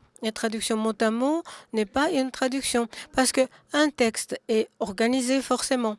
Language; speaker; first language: French; non-native, fluent; Japanese